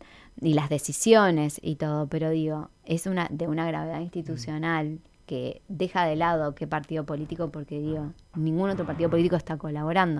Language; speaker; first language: Spanish; native; Spanish